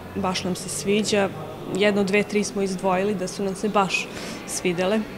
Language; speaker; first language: Serbian; native; Serbian